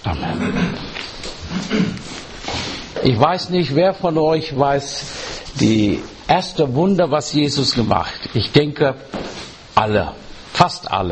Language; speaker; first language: German; non-native, learner; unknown